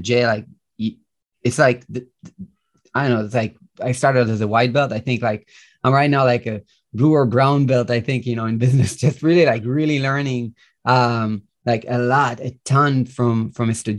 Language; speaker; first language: English; non-native, fluent; Hebrew